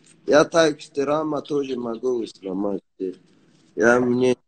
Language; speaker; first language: Russian; non-native, learner; Persian